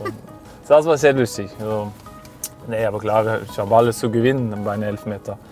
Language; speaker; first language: German; non-native, fluent; Norwegian